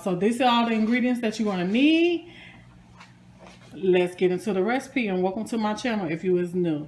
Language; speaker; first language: English; native; English